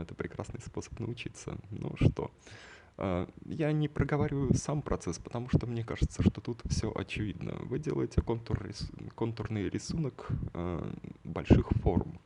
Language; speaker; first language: Russian; native; Russian